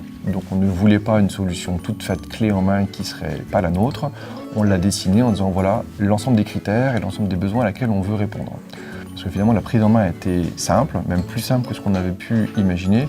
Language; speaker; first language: French; native; French